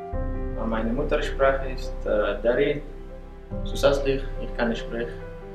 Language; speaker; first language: German; non-native, learner; Persian